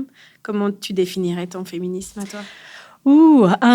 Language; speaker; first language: French; native; French